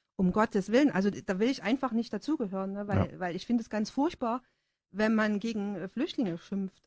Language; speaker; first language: German; native; German